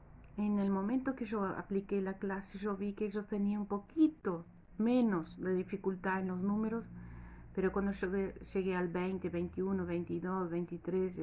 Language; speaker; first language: Spanish; non-native, fluent; Portuguese